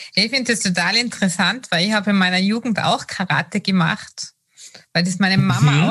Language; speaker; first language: German; native; German